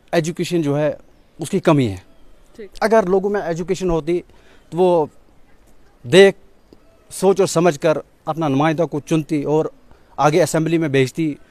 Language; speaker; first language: Hindi; non-native, local second language; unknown